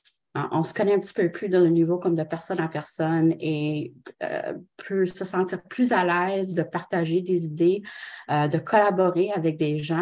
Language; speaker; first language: French; non-native, local second language; English